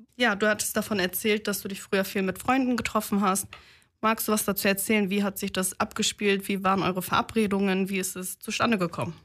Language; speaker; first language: German; native; German